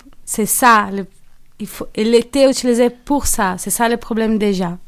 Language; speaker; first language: French; non-native, learner; Portuguese